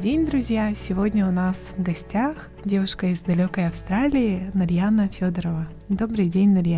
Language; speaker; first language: Russian; native; Russian